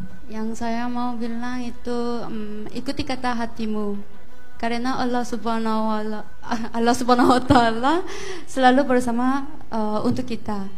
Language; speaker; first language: Indonesian; non-native, learner; Korean